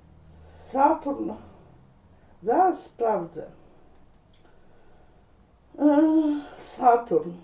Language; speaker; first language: Polish; native; Polish